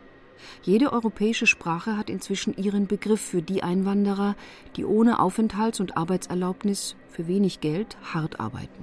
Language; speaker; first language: German; native; German